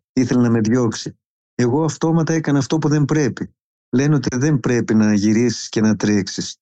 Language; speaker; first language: Greek; native; Greek